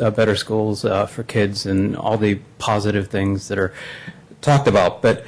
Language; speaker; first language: English; native; English